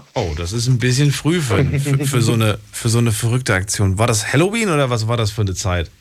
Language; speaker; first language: German; native; German